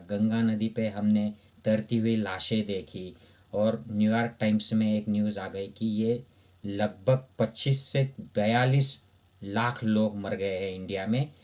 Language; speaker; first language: Hindi; non-native, local second language; Marathi